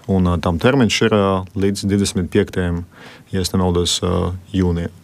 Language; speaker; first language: Latvian; non-native, local second language; Russian